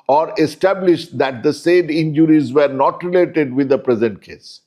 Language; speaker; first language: English; non-native, local second language; Bangla